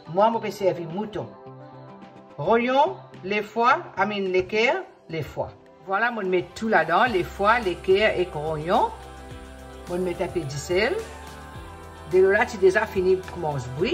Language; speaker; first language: French; non-native, local second language; Morisyen